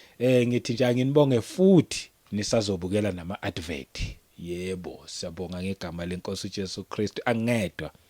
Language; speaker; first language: Zulu; native; Zulu